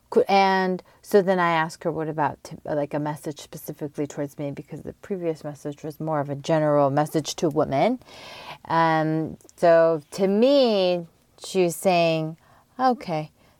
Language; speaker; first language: English; native; English